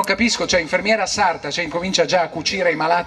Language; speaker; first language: Italian; native; Italian